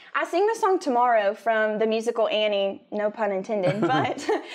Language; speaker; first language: English; native; English